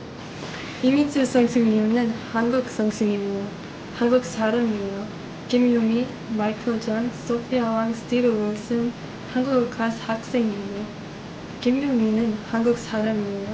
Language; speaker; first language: Korean; non-native, learner; English